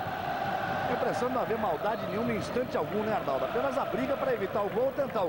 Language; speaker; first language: Portuguese; native; Portuguese